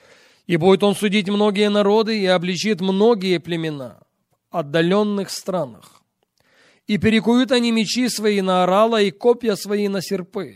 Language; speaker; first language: Russian; native; Russian